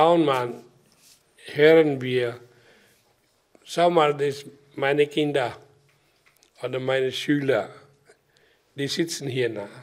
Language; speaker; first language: German; non-native, learner; Hindi